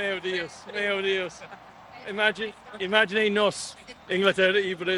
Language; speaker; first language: Portuguese; non-native, learner; English